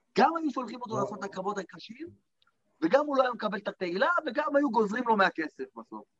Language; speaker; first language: Hebrew; native; Hebrew